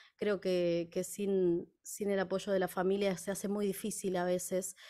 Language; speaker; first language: Spanish; native; Spanish